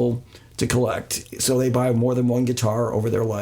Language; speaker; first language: English; native; English